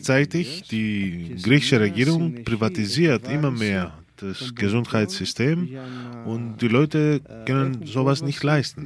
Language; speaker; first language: German; non-native, fluent; Greek